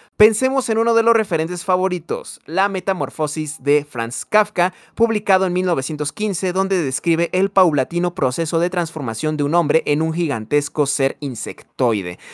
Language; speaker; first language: Spanish; native; Spanish